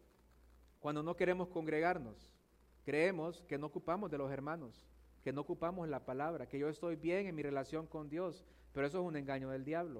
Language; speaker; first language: Spanish; native; Spanish